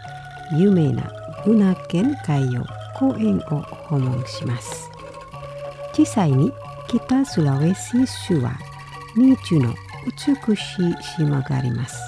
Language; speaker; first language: Japanese; non-native, fluent; Indonesian